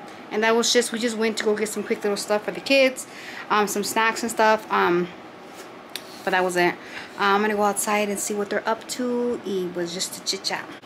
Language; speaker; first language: English; early bilingual, other home language; Spanish